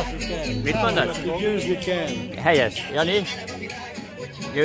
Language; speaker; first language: Hungarian; native; Hungarian